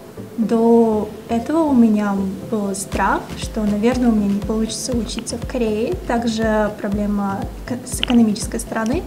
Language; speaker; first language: Russian; non-native, local second language; Kazakh